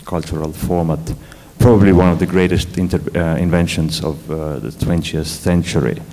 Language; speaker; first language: English; non-native, fluent; Estonian